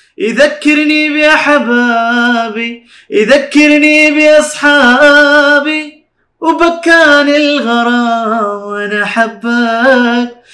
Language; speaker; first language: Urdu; early bilingual, heritage; Urdu